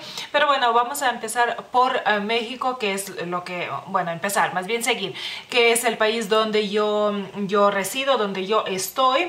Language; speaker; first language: Spanish; non-native, fluent; Lithuanian